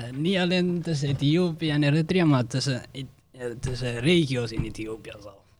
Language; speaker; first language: Dutch; non-native, fluent; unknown